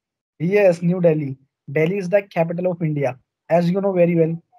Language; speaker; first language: English; non-native, learner; Hindi